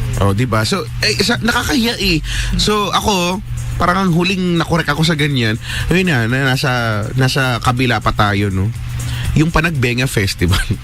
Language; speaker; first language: Filipino; native; Filipino